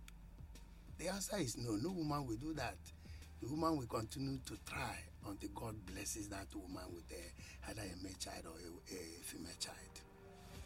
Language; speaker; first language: English; non-native, local second language; Igbo